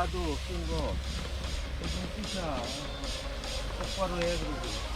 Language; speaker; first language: Korean; native; Korean